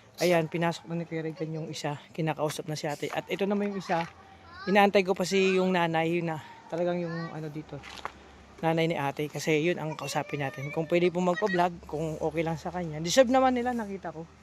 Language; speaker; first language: Filipino; non-native, local second language; Bikol